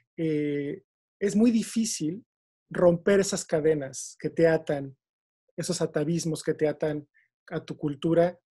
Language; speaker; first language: Spanish; native; Spanish